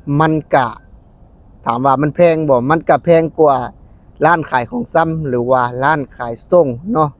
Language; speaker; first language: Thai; non-native, local second language; Lao